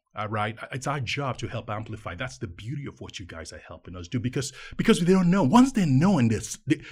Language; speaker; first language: English; non-native, local second language; Yoruba